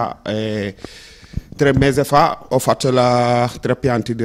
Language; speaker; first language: Italian; non-native, learner; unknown